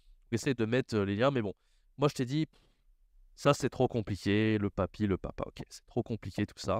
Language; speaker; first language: French; native; French